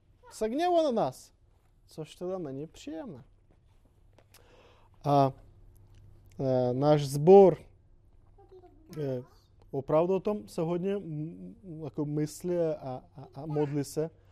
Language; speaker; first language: Czech; non-native, fluent; Russian